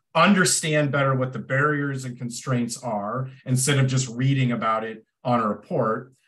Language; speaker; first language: English; native; English